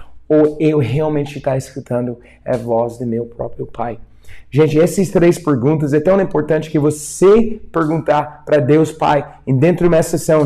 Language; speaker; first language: Portuguese; non-native, fluent; English